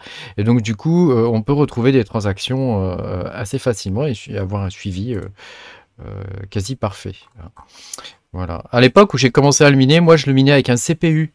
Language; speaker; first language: French; native; French